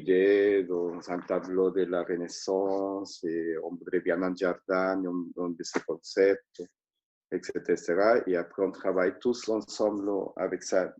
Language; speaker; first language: French; non-native, fluent; Spanish